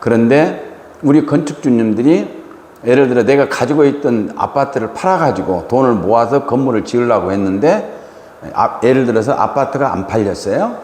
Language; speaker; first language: Korean; native; Korean